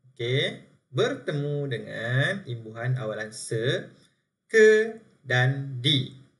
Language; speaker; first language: Malay; native; Malay